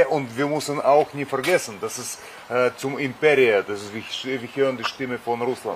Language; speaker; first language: German; non-native, fluent; Russian